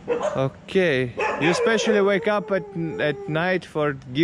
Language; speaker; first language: English; non-native, learner; Russian